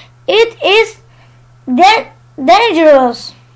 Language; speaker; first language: English; non-native, learner; Turkish